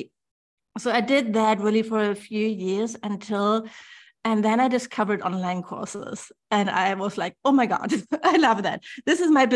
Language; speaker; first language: English; non-native, fluent; German